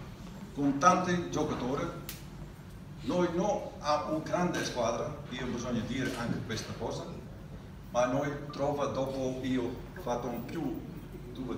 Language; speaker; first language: Italian; non-native, learner; Dutch